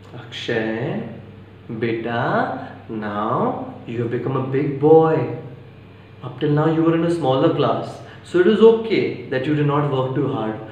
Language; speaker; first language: English; non-native, local second language; Maithili